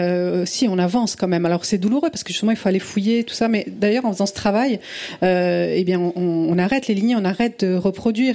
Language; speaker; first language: French; early bilingual, other home language; Italian